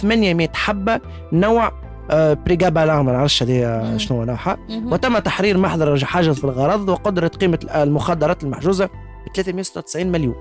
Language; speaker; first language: Arabic; native; Arabic